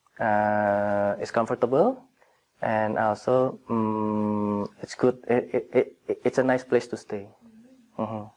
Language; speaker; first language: English; non-native, fluent; Indonesian